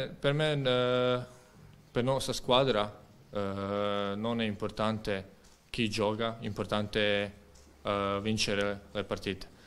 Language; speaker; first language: Italian; non-native, learner; Croatian